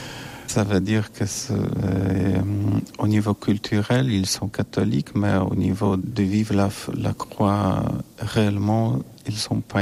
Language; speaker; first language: French; non-native, fluent; Polish